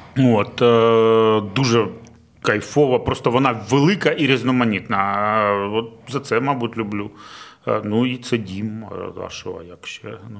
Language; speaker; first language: Ukrainian; non-native, local second language; Russian